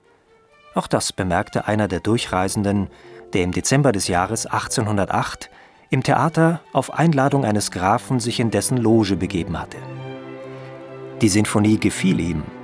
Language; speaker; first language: German; native; German